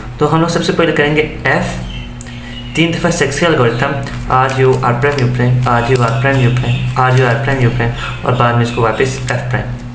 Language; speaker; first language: Urdu; native; Urdu